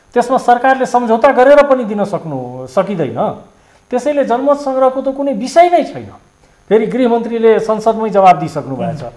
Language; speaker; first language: Nepali; non-native, local second language; Maithili